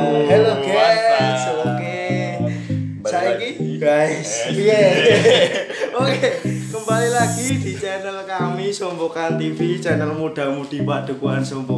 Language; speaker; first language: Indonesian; non-native, local second language; Javanese